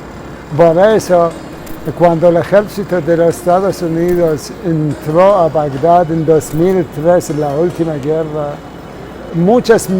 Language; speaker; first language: Spanish; non-native, fluent; Arabic